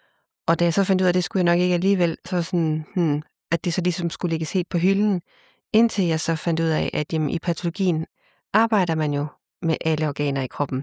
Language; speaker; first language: Danish; native; Danish